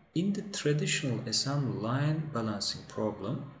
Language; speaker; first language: English; non-native, fluent; Turkish